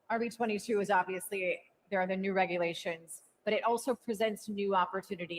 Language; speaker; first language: English; native; English